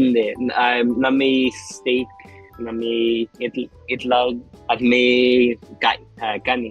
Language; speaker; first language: Filipino; non-native, fluent; Spanish